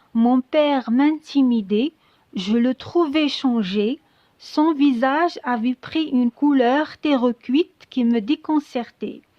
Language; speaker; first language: French; non-native, local second language; Arabic